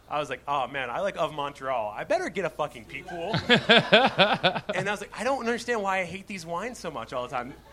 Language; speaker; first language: English; native; English